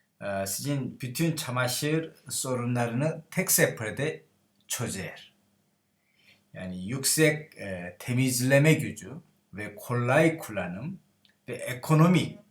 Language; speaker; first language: Turkish; non-native, learner; Korean